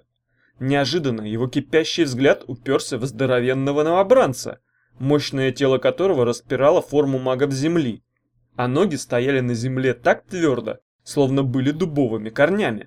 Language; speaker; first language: Russian; native; Russian